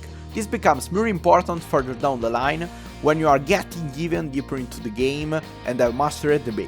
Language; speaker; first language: English; non-native, fluent; German